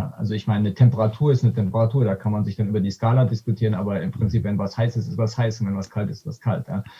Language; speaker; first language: German; native; German